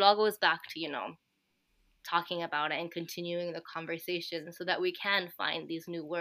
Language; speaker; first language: English; native; English